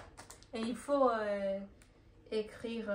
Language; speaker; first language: French; non-native, learner; Japanese